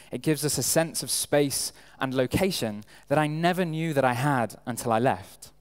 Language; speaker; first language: English; native; English